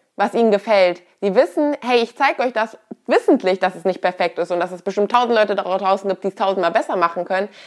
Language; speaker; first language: German; native; German